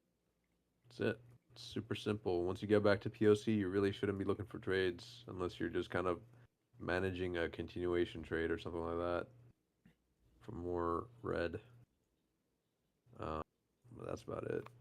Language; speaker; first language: English; native; English